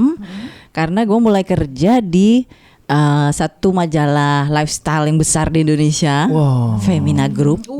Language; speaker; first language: Indonesian; native; Indonesian